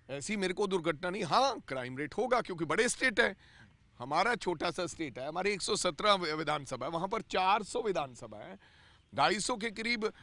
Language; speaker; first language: Hindi; non-native, local second language; Punjabi